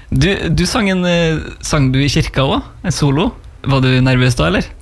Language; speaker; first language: Norwegian; native; Norwegian